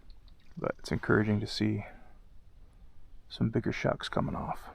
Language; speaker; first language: English; native; English